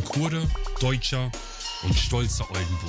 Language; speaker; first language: German; early bilingual, other home language; Kurdish